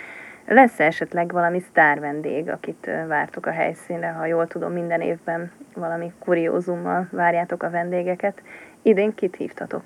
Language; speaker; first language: Hungarian; native; Hungarian